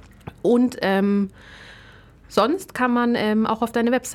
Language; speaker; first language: German; native; German